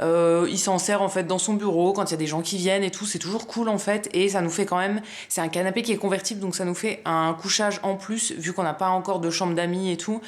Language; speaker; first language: French; native; French